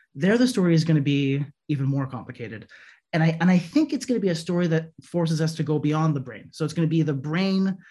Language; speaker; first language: English; native; English